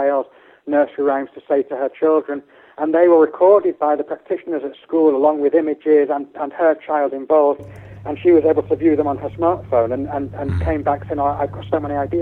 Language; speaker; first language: English; native; English